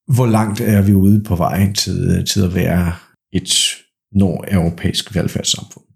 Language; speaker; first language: Danish; non-native, fluent; Polish